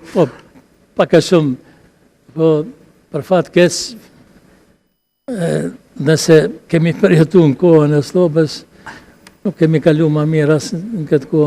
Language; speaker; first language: Albanian; native; Albanian